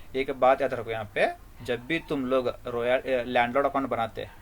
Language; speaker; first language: Hindi; non-native, local second language; Kannada